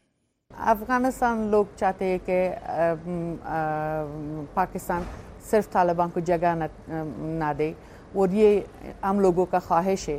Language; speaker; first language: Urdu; non-native, fluent; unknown